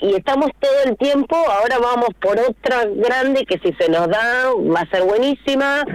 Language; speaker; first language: Spanish; native; Spanish